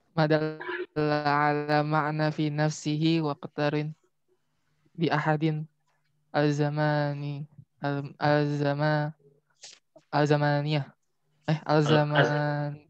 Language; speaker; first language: Arabic; non-native, learner; Indonesian